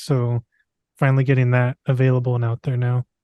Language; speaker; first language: English; native; English